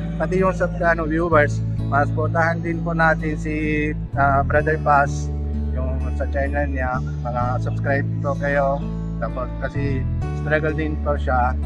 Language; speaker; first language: Filipino; non-native, learner; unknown